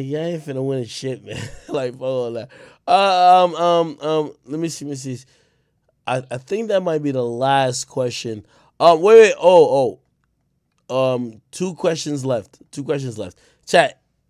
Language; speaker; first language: English; native; English